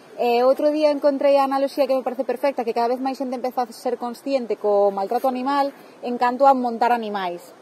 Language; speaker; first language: Galician; native; Galician